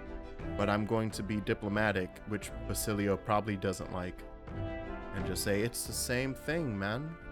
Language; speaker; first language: English; native; English